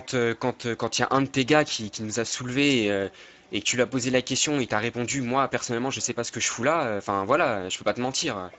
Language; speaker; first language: French; native; French